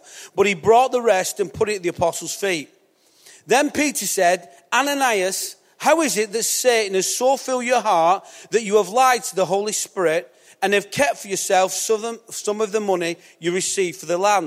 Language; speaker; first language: English; native; English